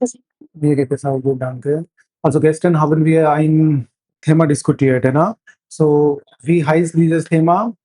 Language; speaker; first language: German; non-native, fluent; Hindi